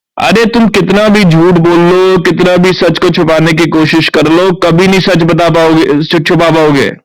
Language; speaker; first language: Hindi; non-native, local second language; Maithili